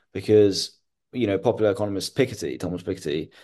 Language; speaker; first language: English; non-native, local second language; Hindi